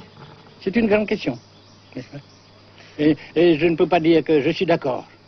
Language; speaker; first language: French; non-native, local second language; Vietnamese